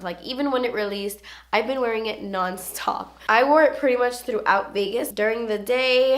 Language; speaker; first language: English; native; English